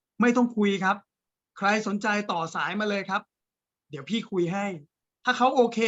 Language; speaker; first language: Thai; native; Thai